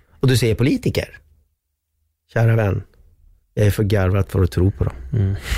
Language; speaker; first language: Swedish; non-native, fluent; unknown